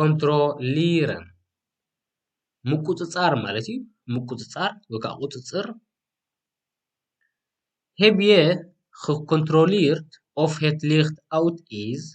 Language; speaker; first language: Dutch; non-native, fluent; Tigrinya